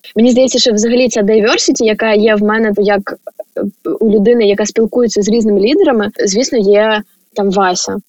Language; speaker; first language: Ukrainian; native; Ukrainian